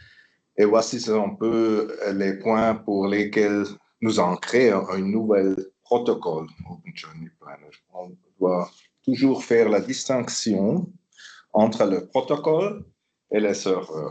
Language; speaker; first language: French; non-native, local second language; German